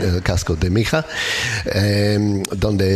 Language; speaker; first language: Spanish; non-native, learner; English